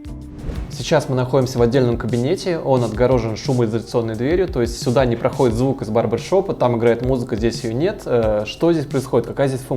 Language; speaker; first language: Russian; native; Russian